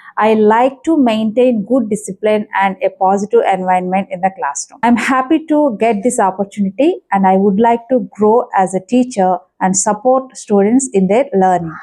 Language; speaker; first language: English; non-native, local second language; Telugu